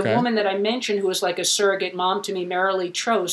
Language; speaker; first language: English; native; English